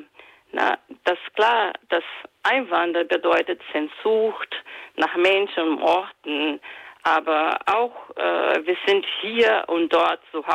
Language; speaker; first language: German; non-native, fluent; Portuguese